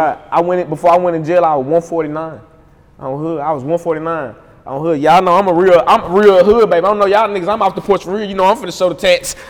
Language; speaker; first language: English; native; English